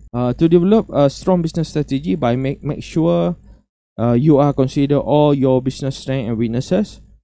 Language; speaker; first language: English; non-native, local second language; Malay